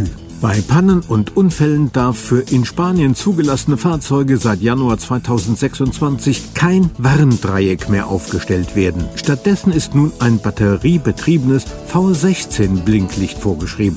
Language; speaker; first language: German; native; German